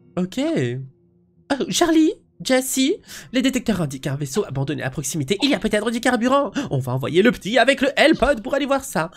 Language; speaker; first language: French; native; French